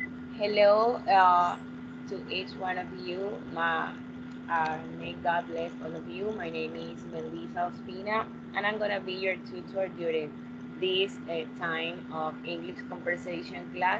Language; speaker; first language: English; non-native, fluent; Spanish